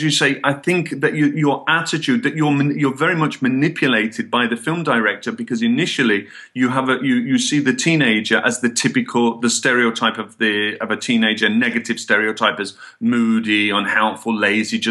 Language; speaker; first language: English; native; English